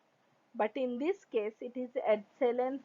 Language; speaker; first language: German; non-native, fluent; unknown